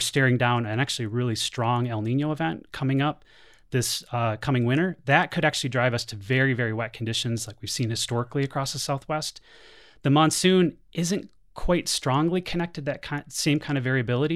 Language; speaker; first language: English; native; English